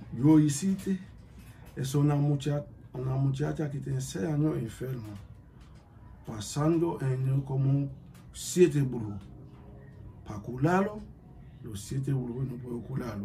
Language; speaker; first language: Spanish; non-native, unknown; Haitian Creole